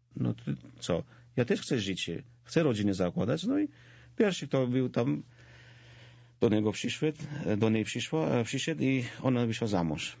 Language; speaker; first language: Polish; non-native, fluent; Georgian